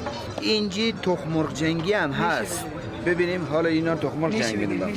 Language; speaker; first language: Persian; native; Persian